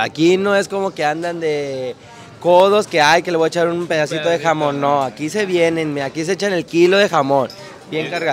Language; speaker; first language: Spanish; native; Spanish